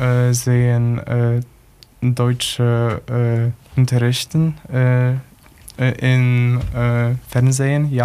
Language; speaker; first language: German; non-native, learner; Polish